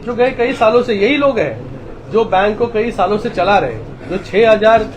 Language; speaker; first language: Hindi; non-native, local second language; Marathi